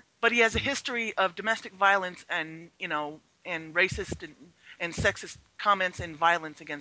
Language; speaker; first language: English; early bilingual, other home language; Chinese